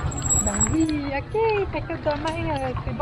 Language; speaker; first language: French; native; French